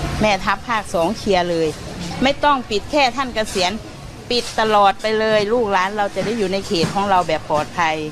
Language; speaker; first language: Thai; native; Thai